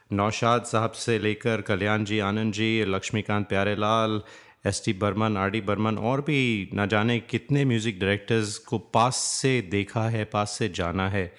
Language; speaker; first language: Hindi; native; Hindi